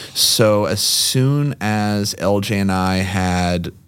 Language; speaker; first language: English; native; English